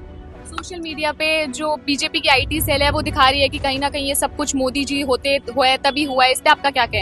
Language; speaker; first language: Hindi; native; Hindi